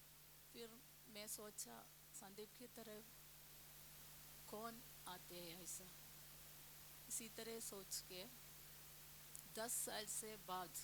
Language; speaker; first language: Hindi; non-native, local second language; Malayalam